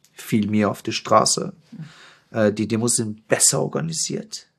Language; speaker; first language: German; non-native, fluent; Persian